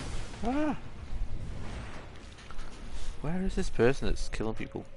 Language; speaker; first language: English; native; English